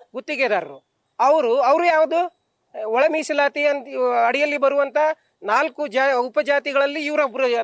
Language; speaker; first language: Kannada; non-native, local second language; Lambadi